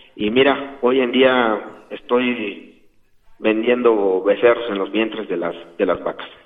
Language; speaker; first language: Spanish; native; Spanish